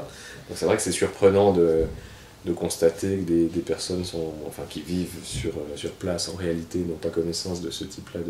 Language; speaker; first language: French; native; French